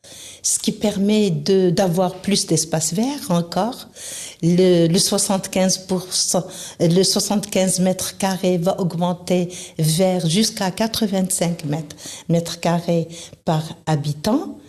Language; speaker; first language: French; non-native, local second language; Arabic